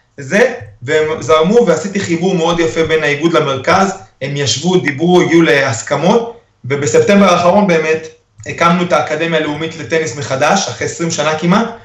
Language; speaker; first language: Hebrew; early bilingual, other home language; Spanish